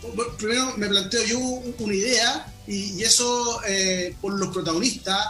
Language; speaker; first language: Spanish; native; Spanish